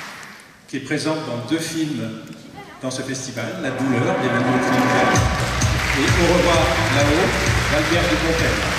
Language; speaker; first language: French; native; French